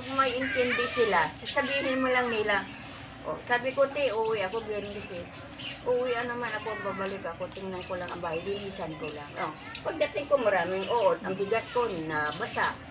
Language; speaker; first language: Filipino; non-native, local second language; Cebuano